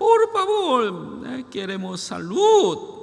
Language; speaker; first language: Spanish; non-native, learner; Korean